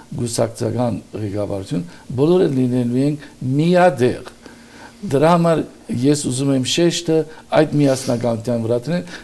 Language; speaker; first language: Armenian; early bilingual, heritage; Armenian